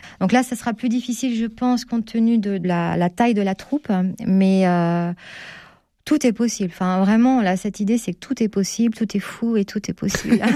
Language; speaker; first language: French; native; French